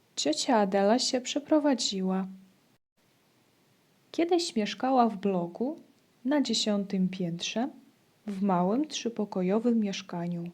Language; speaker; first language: Polish; non-native, fluent; Ukrainian